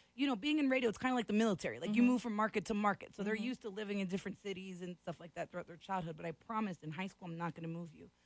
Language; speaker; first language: English; native; English